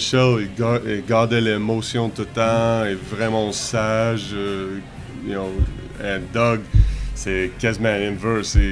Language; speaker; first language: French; non-native, learner; English